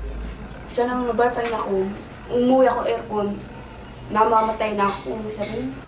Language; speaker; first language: Filipino; non-native, local second language; Pangasinan